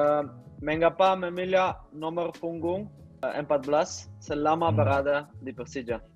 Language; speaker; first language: Indonesian; non-native, learner; Dutch